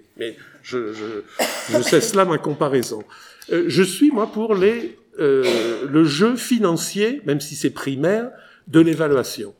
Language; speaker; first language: French; native; French